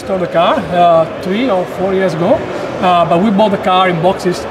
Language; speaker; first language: English; non-native, learner; Italian